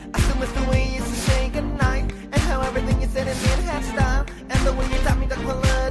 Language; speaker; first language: English; non-native, fluent; Spanish